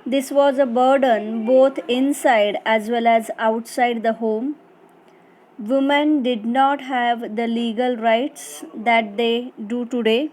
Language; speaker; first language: English; non-native, local second language; Marathi